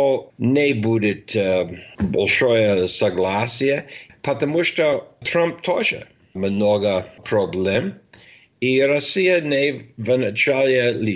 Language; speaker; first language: Russian; non-native, fluent; English